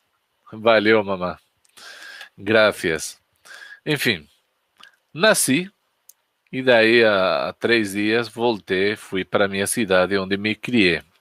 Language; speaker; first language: Portuguese; non-native, fluent; Spanish